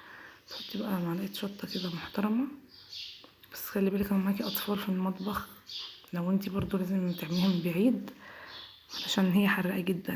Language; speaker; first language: Arabic; native; Arabic